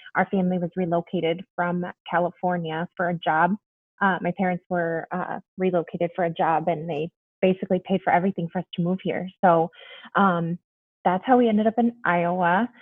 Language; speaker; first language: English; early bilingual, other home language; Spanish